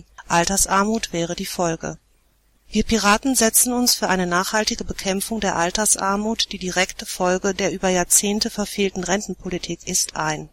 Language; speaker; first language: German; native; German